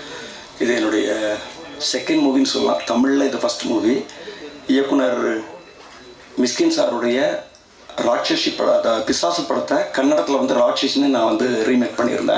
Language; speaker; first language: Tamil; native; Tamil